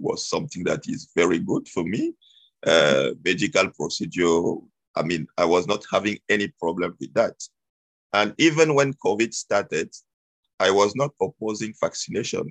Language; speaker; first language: English; non-native, local second language; French